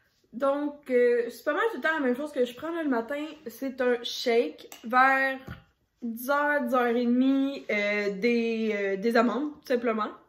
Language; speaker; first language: French; native; French